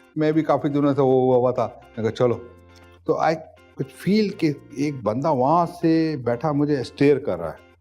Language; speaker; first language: Urdu; non-native, local second language; Pashto